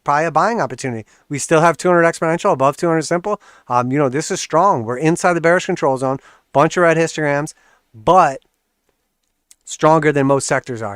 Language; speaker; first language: English; native; English